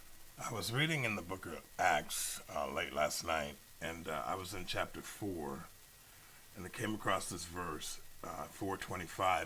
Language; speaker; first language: English; native; English